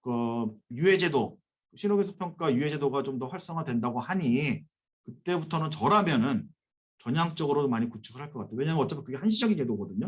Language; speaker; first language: Korean; native; Korean